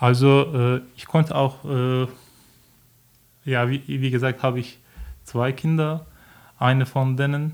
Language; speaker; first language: German; non-native, learner; Turkish